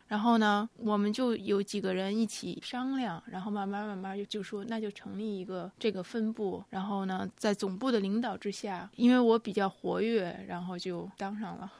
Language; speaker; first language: Chinese; native; Chinese